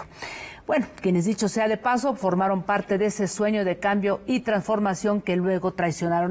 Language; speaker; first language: Spanish; native; Spanish